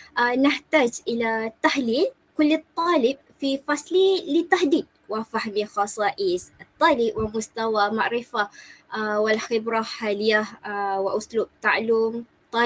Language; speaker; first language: Arabic; non-native, learner; Malay